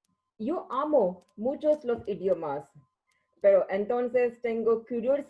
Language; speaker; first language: Spanish; non-native, learner; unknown